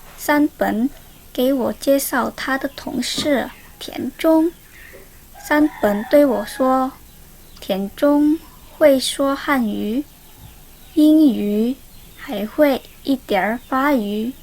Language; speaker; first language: Chinese; non-native, learner; Indonesian